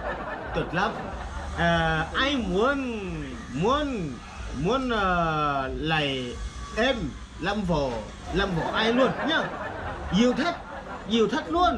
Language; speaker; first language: Vietnamese; non-native, learner; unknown